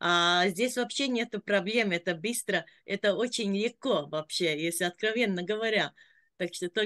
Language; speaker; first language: Russian; non-native, local second language; Latvian